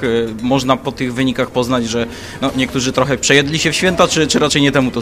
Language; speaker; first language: Polish; native; Polish